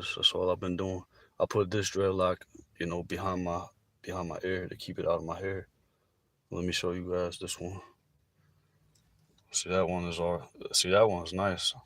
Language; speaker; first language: English; native; English